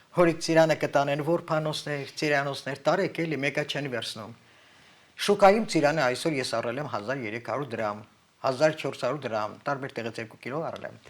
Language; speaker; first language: Armenian; native; Armenian